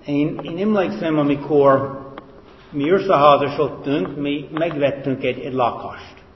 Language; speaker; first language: Hungarian; non-native, fluent; English